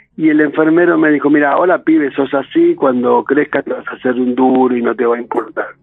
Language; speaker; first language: Spanish; native; Spanish